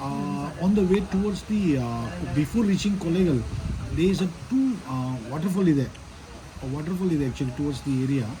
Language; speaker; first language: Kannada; non-native, local second language; Tibetan